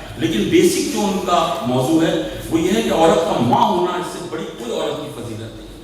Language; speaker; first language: Urdu; native; Urdu